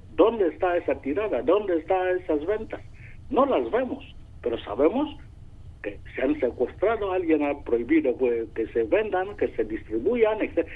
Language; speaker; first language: Spanish; non-native, local second language; Fang